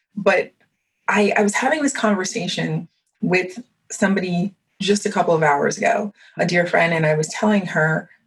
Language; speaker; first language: English; early bilingual, other home language; French